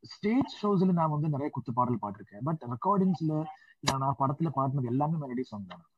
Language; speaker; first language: Tamil; non-native, local second language; Malayalam